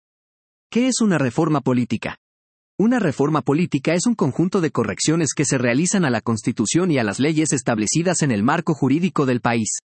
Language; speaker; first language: Spanish; native; Spanish